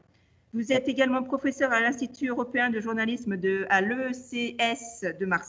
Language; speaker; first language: French; native; French